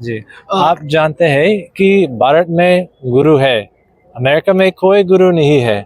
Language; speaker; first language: Hindi; non-native, learner; English